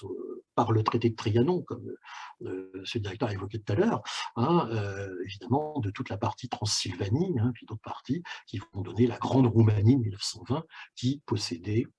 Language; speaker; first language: French; native; French